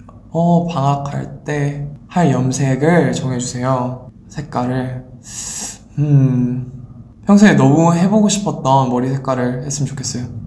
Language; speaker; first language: Korean; early bilingual, heritage; Korean